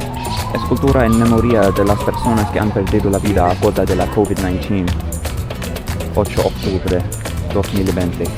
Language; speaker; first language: Spanish; non-native, learner; English